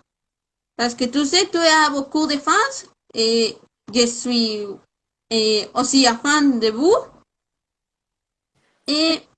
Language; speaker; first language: French; non-native, fluent; Spanish